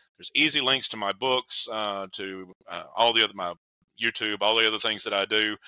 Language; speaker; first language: English; native; English